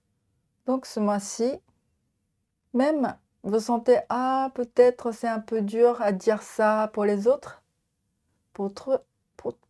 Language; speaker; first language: French; non-native, learner; Japanese